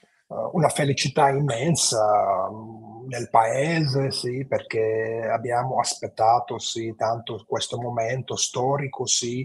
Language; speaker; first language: Italian; non-native, fluent; Georgian